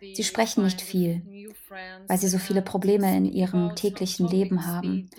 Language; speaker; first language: German; non-native, fluent; Ukrainian